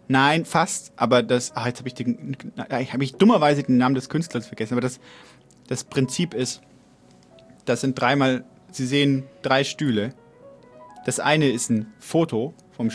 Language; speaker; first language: German; native; German